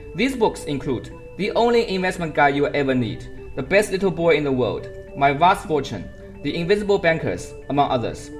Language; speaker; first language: English; non-native, fluent; Chinese